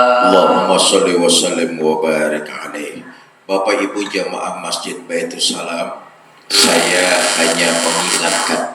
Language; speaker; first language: Indonesian; native; Indonesian